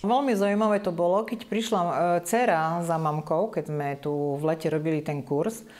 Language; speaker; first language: Slovak; native; Slovak